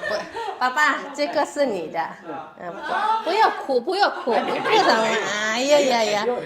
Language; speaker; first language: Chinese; non-native, learner; Indonesian